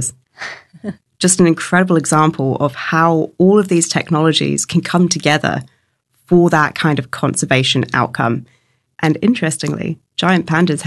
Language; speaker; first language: English; native; English